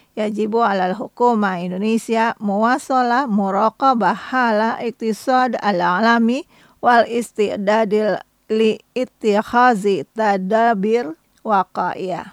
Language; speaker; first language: Arabic; non-native, fluent; Indonesian